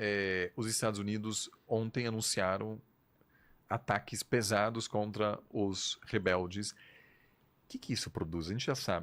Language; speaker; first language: Portuguese; non-native, fluent; German